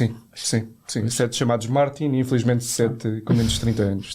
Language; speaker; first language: Portuguese; native; Portuguese